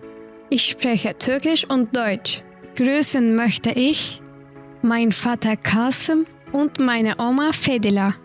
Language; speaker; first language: German; non-native, learner; Turkish